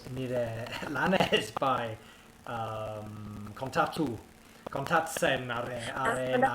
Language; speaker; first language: Basque; non-native, learner; English